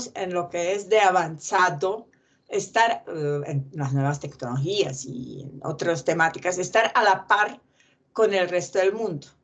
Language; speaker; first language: Spanish; non-native, fluent; Czech